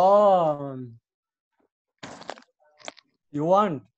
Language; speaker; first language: English; non-native, local second language; Hindi